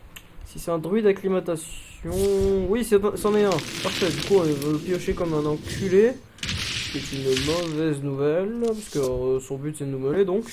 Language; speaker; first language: French; native; French